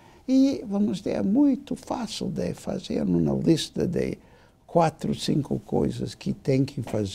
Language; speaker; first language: Portuguese; non-native, fluent; English